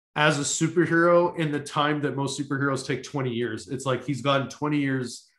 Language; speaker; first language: English; native; English